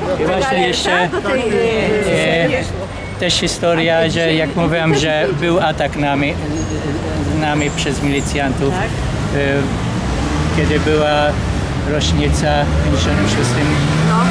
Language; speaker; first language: Polish; non-native, learner; Hungarian